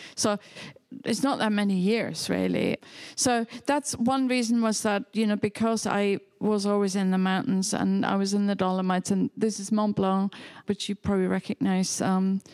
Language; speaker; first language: English; non-native, fluent; German